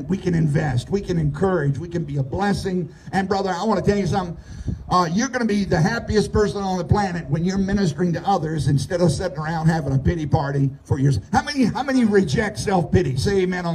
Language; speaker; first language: English; native; English